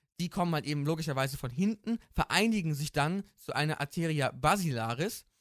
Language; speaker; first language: German; native; German